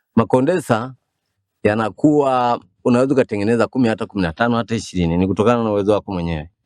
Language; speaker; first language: Swahili; non-native, local second language; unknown